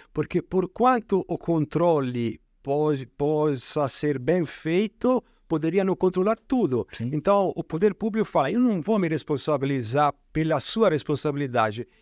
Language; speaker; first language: Portuguese; non-native, fluent; Italian